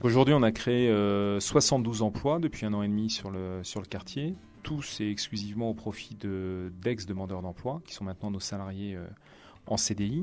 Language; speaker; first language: French; native; French